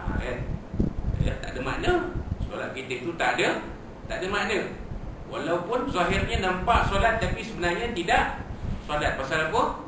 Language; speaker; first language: Malay; native; Malay